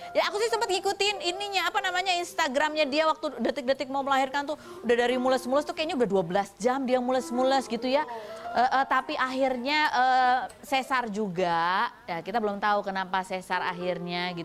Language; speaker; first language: Indonesian; native; Indonesian